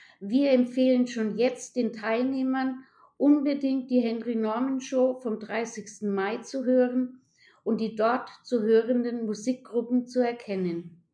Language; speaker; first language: German; native; German